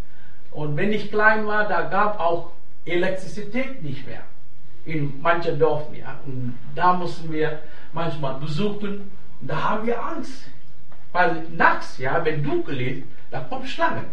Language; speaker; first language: German; non-native, fluent; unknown